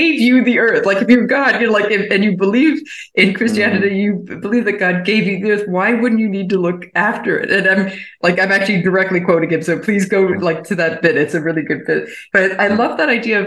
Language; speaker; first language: English; native; English